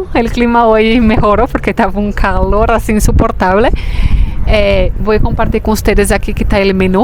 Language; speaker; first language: Spanish; non-native, fluent; Portuguese